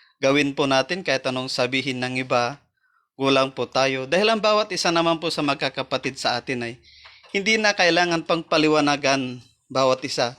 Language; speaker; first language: Filipino; native; Filipino